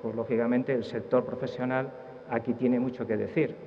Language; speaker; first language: Spanish; native; Spanish